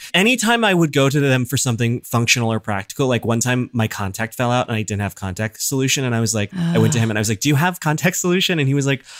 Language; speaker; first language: English; native; English